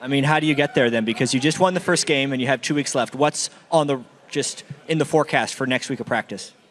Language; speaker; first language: English; native; English